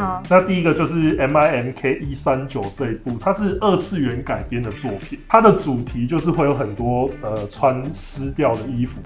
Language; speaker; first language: Chinese; native; Chinese